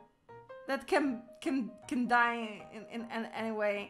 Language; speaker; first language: English; non-native, fluent; Italian